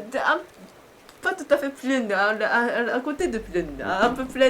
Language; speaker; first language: French; non-native, learner; Japanese